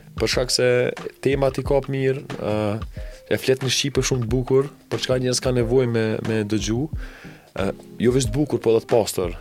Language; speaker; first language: Albanian; native; Albanian